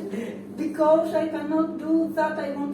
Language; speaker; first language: English; non-native, learner; Greek